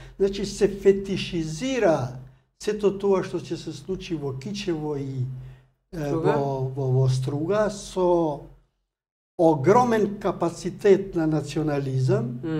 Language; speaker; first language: Macedonian; non-native, local second language; Albanian